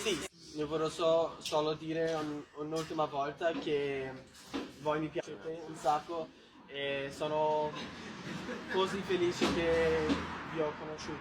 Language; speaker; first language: Italian; non-native, learner; Portuguese